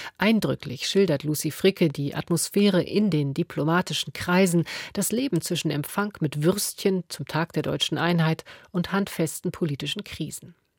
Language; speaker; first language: German; native; German